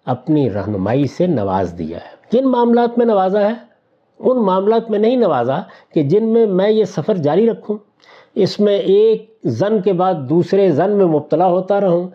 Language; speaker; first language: Urdu; non-native, local second language; Punjabi